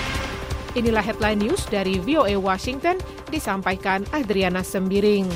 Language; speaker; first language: Indonesian; native; Indonesian